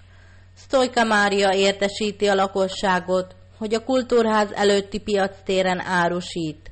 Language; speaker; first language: Hungarian; native; Hungarian